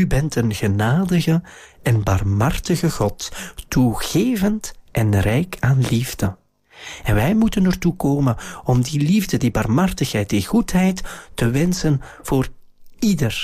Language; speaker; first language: Dutch; native; Dutch